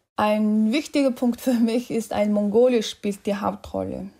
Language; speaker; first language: German; non-native, fluent; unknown